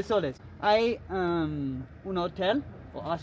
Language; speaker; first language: Spanish; non-native, learner; English